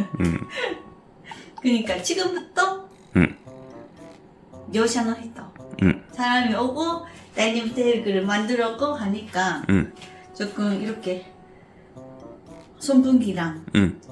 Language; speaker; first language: Korean; non-native, learner; Japanese